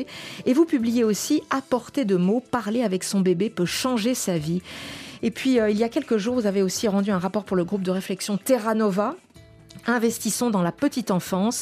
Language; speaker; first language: French; native; French